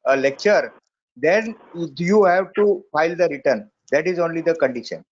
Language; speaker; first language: English; non-native, local second language; Gujarati